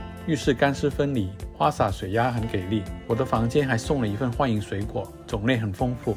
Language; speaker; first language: Chinese; native; Chinese